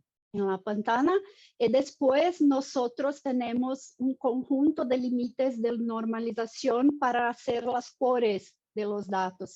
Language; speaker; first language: Spanish; non-native, fluent; Portuguese